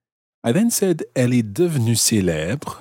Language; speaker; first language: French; non-native, fluent; English